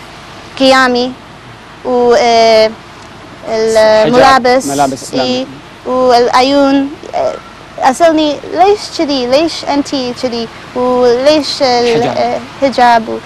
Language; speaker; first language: Arabic; non-native, learner; Spanish